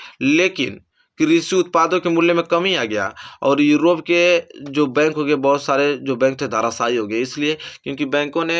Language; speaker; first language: Hindi; native; Hindi